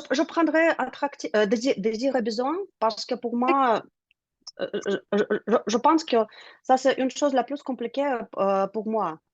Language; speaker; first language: French; non-native, learner; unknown